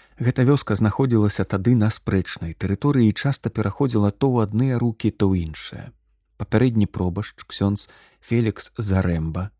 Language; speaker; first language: Belarusian; native; Belarusian